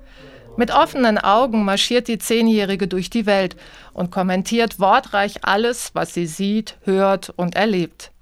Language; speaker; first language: German; native; German